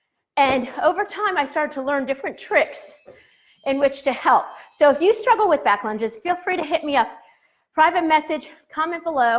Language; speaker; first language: English; native; English